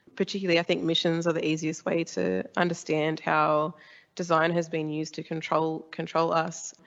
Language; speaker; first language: English; native; English